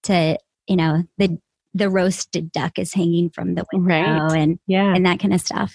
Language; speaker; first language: English; native; English